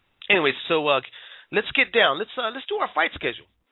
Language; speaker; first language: English; early bilingual, other home language; Spanish